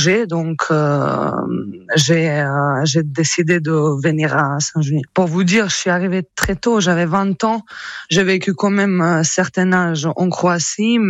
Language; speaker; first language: French; non-native, fluent; Croatian